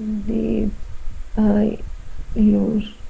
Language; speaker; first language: English; non-native, learner; Spanish